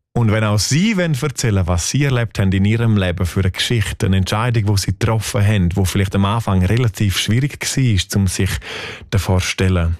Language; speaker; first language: German; native; German